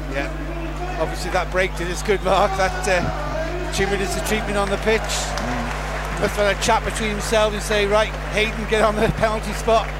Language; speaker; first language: English; native; English